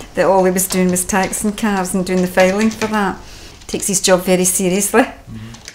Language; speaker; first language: English; native; English